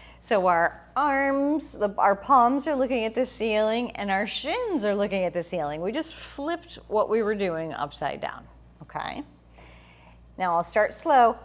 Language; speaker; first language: English; native; English